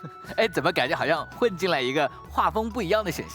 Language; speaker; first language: Chinese; native; Chinese